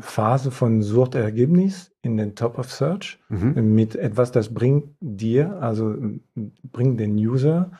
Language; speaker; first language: German; non-native, fluent; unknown